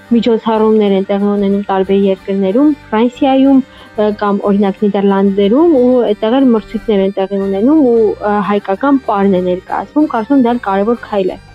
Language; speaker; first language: Armenian; native; Armenian